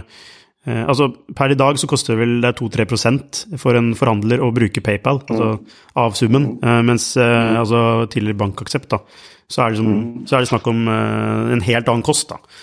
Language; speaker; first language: Norwegian; native; Norwegian